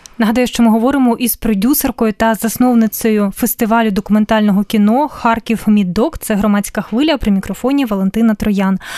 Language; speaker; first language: Ukrainian; non-native, local second language; Russian